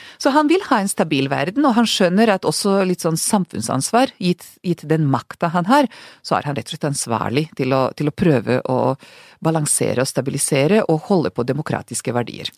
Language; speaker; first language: Norwegian; non-native, fluent; Hungarian